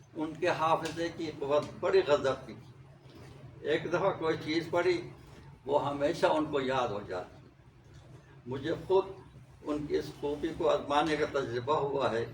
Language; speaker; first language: Urdu; non-native, local second language; Khowar